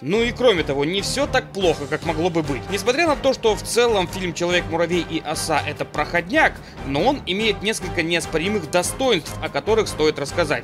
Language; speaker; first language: Russian; native; Russian